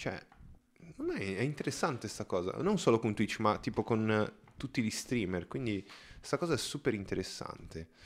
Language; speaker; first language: Italian; native; Italian